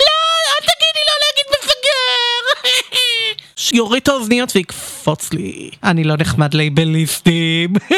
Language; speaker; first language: Hebrew; native; Hebrew